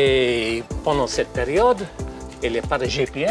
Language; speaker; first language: French; non-native, fluent; English